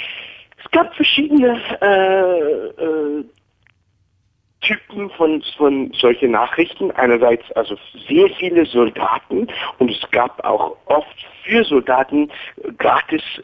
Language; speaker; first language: German; non-native, fluent; English